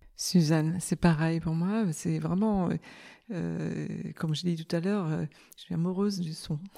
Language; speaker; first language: French; non-native, fluent; German